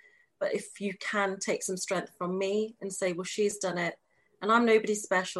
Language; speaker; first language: English; native; English